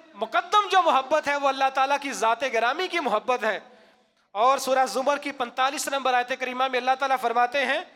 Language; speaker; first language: Urdu; non-native, local second language; Punjabi